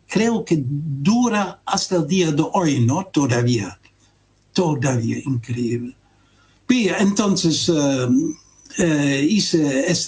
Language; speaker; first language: Spanish; non-native, fluent; Dutch